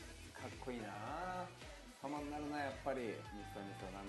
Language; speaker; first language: Japanese; native; Japanese